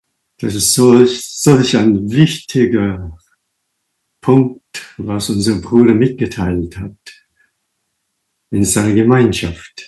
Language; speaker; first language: German; non-native, fluent; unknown